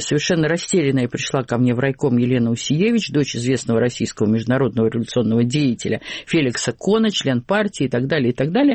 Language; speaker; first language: Russian; native; Russian